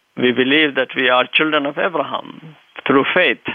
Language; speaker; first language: English; non-native, local second language; Urdu